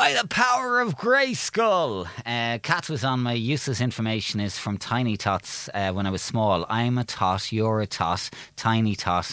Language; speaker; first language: English; native; English